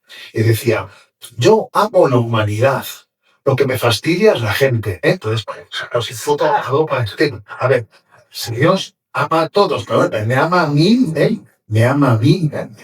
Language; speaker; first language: Spanish; native; Spanish